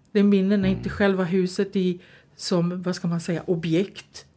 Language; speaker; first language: Swedish; non-native, fluent; Bosnian